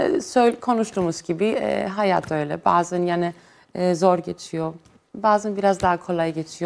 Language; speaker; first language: Turkish; non-native, fluent; Greek